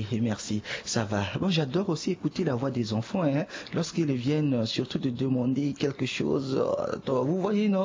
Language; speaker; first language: French; native; French